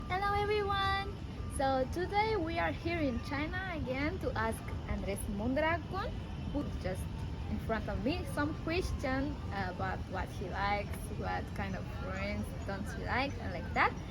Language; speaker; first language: English; non-native, learner; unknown